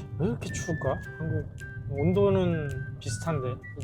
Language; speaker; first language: Korean; native; Korean